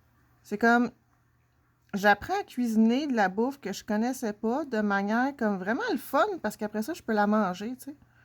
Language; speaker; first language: French; native; French